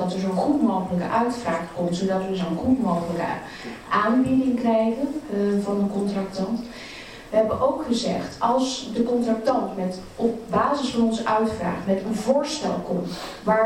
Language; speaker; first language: Dutch; native; Dutch